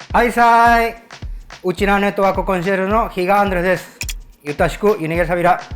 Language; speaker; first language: Japanese; early bilingual, heritage; Spanish